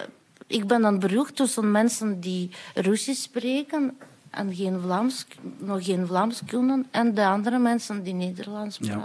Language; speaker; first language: Dutch; non-native, fluent; Russian